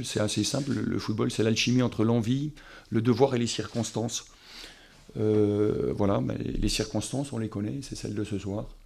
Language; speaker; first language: French; native; French